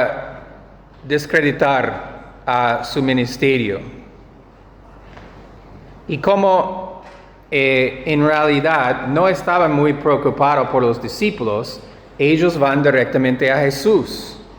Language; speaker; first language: Spanish; non-native, fluent; English